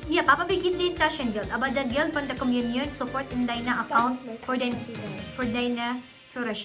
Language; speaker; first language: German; non-native, learner; Filipino